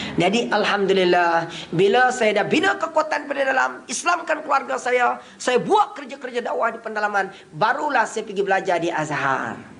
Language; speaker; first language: Malay; non-native, local second language; Central Dusun